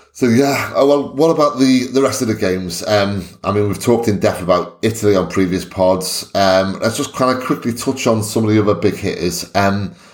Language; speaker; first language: English; native; English